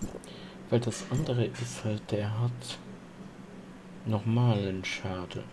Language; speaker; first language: German; non-native, local second language; Luxembourgish